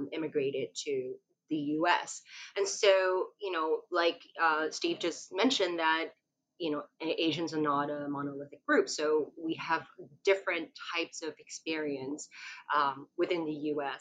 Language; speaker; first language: English; non-native, local second language; Cantonese